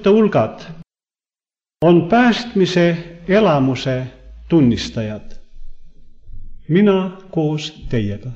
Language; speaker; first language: Estonian; native; Estonian